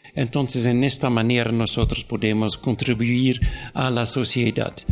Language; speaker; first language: Spanish; non-native, learner; Dutch